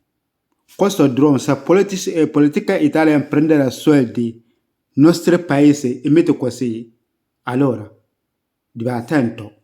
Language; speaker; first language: Italian; non-native, learner; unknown